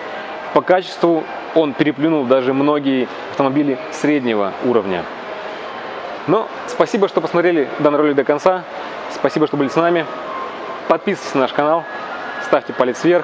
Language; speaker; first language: Russian; native; Russian